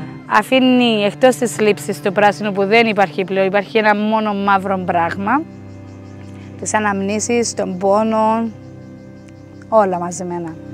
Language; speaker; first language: Greek; native; Greek